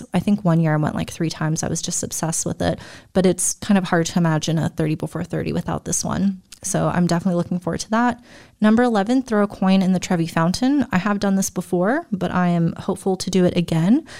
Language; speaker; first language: English; early bilingual, other home language; German